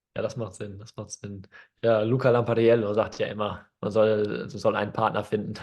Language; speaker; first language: German; native; German